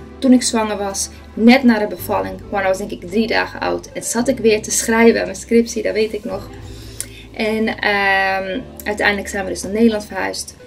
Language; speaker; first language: Dutch; non-native, fluent; Spanish